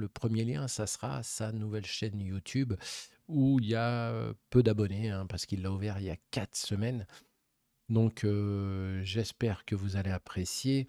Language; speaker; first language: French; native; French